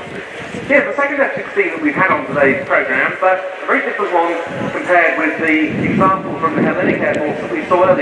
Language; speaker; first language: English; native; English